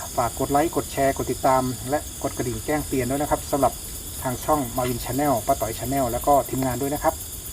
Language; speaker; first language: Thai; native; Thai